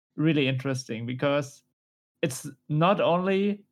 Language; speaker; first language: English; non-native, fluent; German